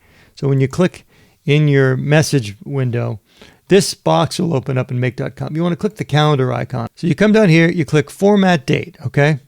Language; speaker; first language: English; native; English